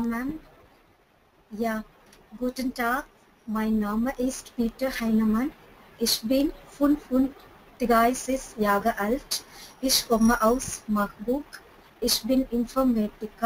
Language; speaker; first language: German; non-native, learner; Tamil